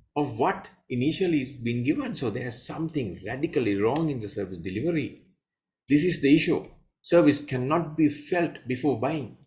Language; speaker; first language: English; non-native, local second language; Sinhala